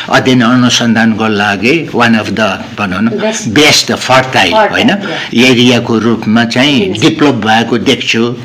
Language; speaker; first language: Nepali; non-native, local second language; Newari